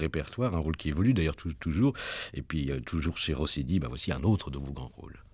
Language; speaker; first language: French; native; French